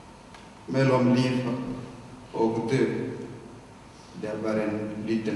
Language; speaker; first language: Norwegian; non-native, fluent; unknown